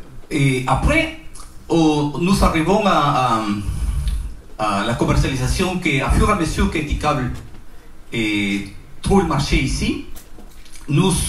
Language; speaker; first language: French; non-native, learner; Spanish